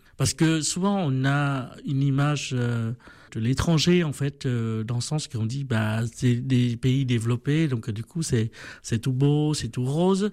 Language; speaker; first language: French; non-native, fluent; Vietnamese